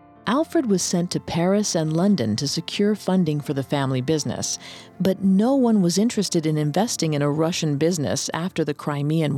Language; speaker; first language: English; native; English